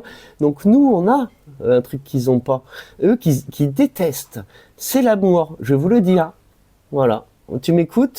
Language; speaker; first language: French; native; French